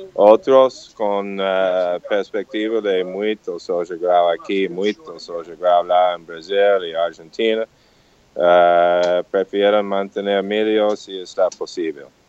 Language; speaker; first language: Portuguese; non-native, learner; English